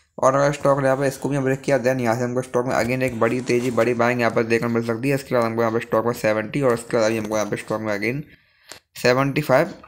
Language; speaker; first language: Hindi; native; Hindi